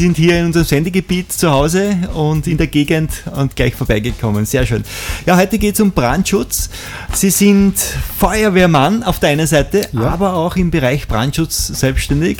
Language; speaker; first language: German; native; German